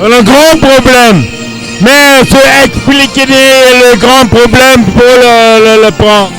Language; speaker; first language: French; non-native, learner; Dutch